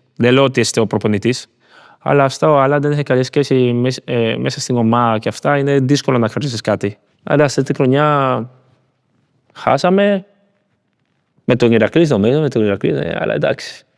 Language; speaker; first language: Greek; non-native, learner; Spanish